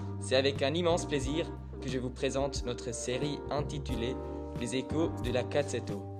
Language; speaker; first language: French; non-native, learner; German